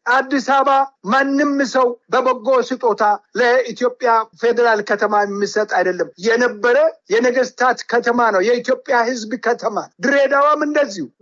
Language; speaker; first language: Amharic; native; Amharic